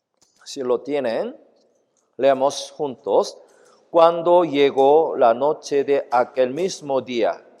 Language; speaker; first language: Spanish; non-native, fluent; Korean